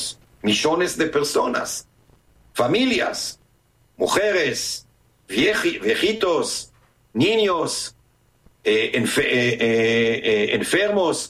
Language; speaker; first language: Spanish; non-native, fluent; Hebrew